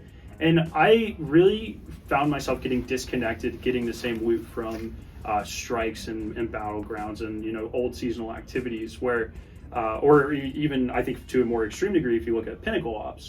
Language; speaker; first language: English; native; English